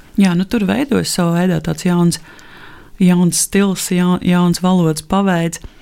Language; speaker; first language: Latvian; native; Latvian